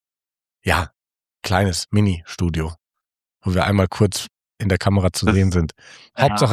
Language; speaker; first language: German; native; German